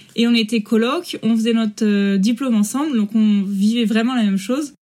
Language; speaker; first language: French; native; French